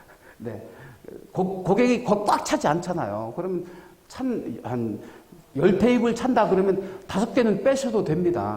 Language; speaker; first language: Korean; native; Korean